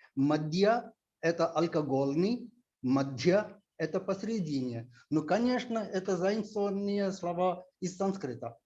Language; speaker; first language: Russian; non-native, fluent; Telugu